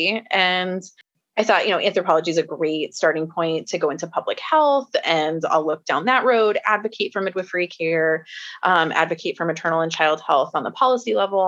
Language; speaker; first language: English; native; English